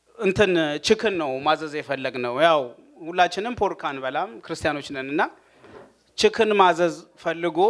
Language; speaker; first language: Amharic; native; Amharic